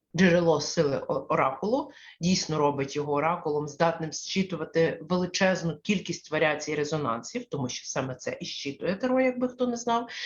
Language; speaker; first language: Ukrainian; non-native, local second language; Russian